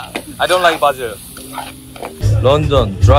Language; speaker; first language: English; non-native, learner; Korean